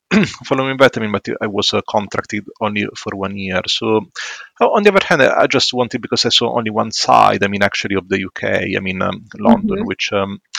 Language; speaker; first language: English; non-native, fluent; Italian